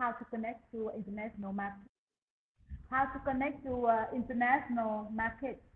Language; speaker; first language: English; non-native, learner; Vietnamese